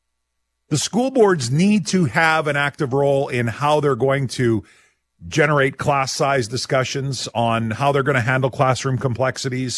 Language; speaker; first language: English; native; English